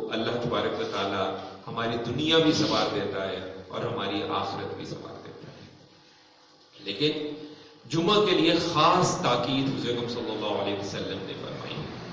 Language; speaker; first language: Urdu; non-native, local second language; Punjabi